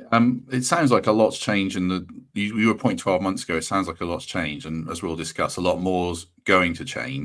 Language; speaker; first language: English; native; English